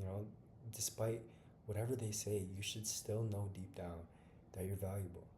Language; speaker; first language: English; native; English